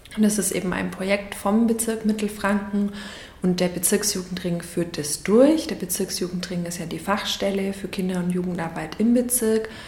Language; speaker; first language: German; native; German